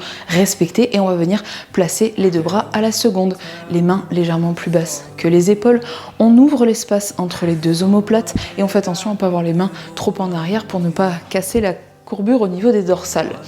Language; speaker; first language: French; native; French